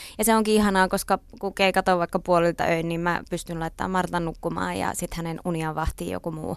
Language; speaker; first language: Finnish; non-native, local second language; Swedish